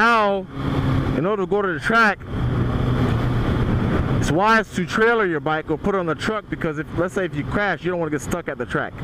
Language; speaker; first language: English; native; English